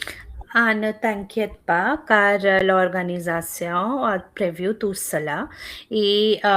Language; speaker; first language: French; non-native, fluent; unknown